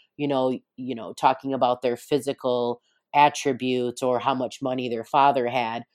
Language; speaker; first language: English; native; English